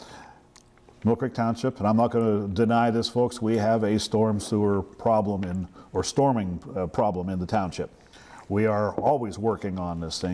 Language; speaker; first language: English; native; English